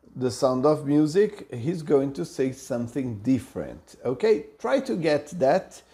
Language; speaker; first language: English; non-native, fluent; Portuguese